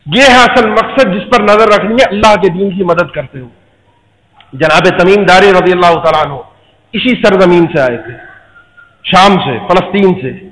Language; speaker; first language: Urdu; native; Urdu